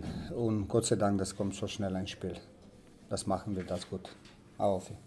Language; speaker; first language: German; non-native, learner; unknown